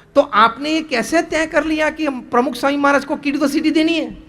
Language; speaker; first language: Hindi; non-native, local second language; Gujarati